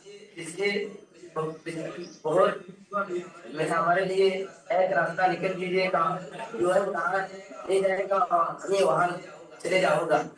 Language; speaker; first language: Hindi; non-native, learner; Rohingya